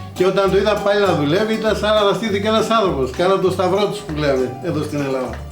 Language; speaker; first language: Greek; native; Greek